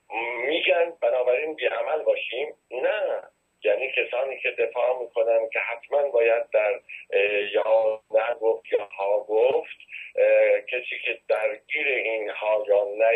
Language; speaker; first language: Persian; native; Persian